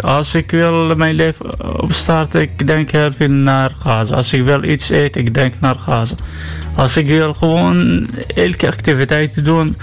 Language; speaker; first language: Dutch; non-native, learner; Arabic